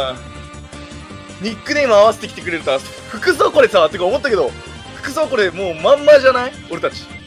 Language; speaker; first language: Japanese; native; Japanese